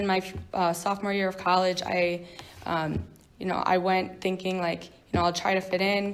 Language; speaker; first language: English; native; English